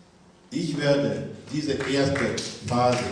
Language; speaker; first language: German; non-native, fluent; French